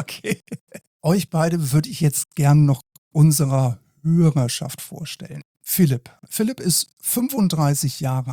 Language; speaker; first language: German; native; German